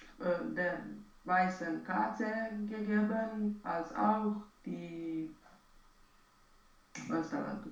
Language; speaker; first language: German; non-native, learner; Romanian